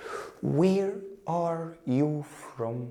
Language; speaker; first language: English; non-native, fluent; Arabic